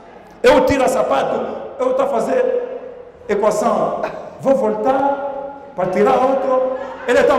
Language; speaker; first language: Portuguese; non-native, learner; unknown